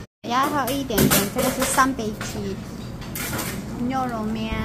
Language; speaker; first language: Chinese; non-native, learner; Filipino